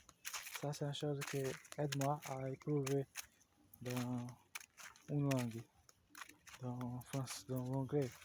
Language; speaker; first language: French; non-native, learner; Portuguese